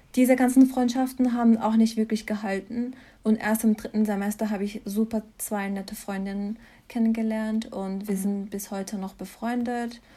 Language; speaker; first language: German; early bilingual, other home language; Turkish